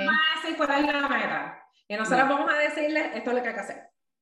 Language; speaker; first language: Spanish; native; Spanish